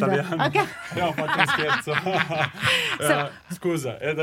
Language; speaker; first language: Italian; non-native, learner; Serbian